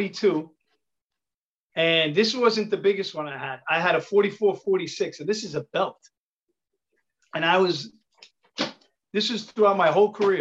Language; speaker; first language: English; native; English